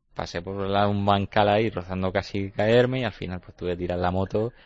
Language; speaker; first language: Spanish; native; Spanish